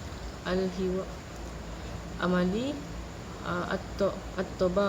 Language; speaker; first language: Arabic; non-native, learner; Malay